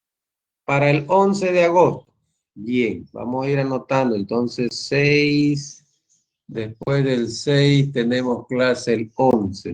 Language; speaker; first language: Spanish; native; Spanish